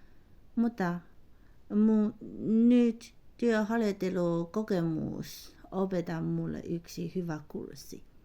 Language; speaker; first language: Finnish; non-native, learner; Chinese